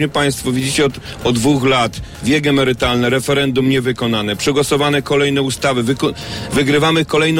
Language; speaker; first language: Polish; native; Polish